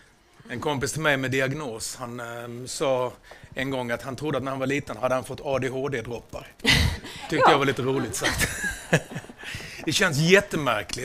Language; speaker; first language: Swedish; native; Swedish